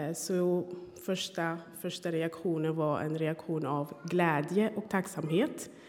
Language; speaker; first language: Swedish; non-native, fluent; Rundi